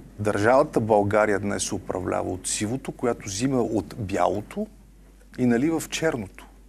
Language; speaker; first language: Bulgarian; native; Bulgarian